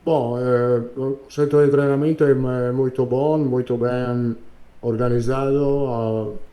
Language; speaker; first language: Portuguese; non-native, learner; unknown